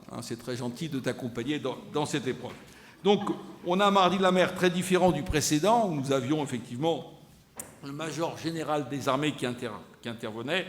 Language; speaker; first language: French; native; French